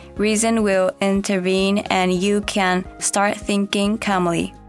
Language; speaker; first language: English; non-native, fluent; Japanese